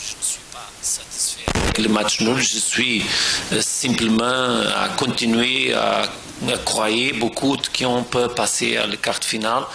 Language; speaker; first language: French; non-native, fluent; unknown